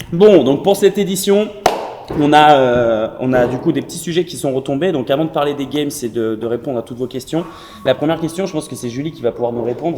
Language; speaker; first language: French; native; French